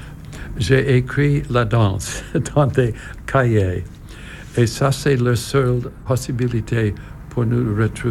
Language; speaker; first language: French; non-native, learner; English